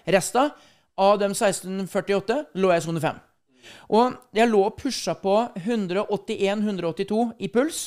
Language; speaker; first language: Norwegian; native; Norwegian